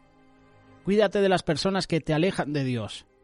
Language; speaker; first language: Spanish; native; Spanish